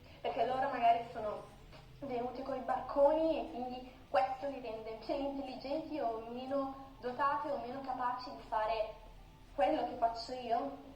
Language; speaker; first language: Italian; early bilingual, other home language; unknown